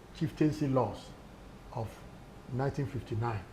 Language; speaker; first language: English; non-native, local second language; Yoruba